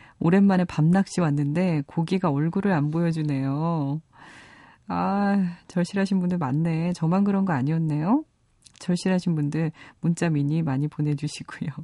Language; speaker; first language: Korean; native; Korean